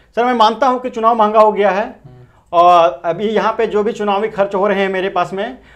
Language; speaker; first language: Hindi; native; Hindi